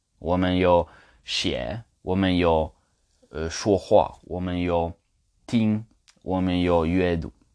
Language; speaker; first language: Chinese; non-native, learner; French